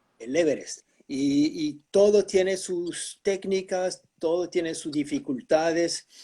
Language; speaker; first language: Spanish; early bilingual, heritage; Spanish